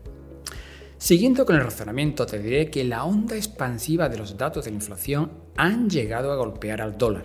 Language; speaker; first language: Spanish; native; Spanish